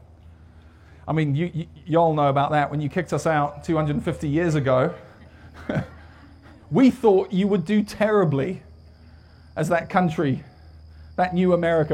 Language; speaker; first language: English; native; English